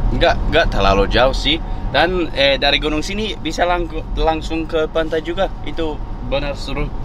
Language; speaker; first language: Indonesian; non-native, learner; English